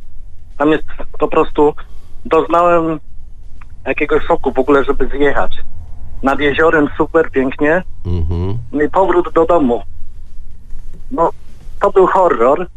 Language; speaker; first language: Polish; native; Polish